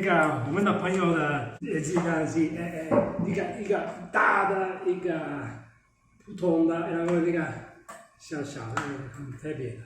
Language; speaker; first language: Chinese; non-native, fluent; Italian